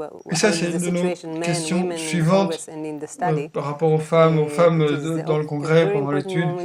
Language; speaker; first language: French; non-native, fluent; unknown